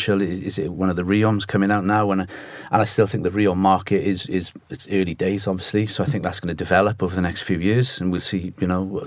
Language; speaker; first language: English; native; English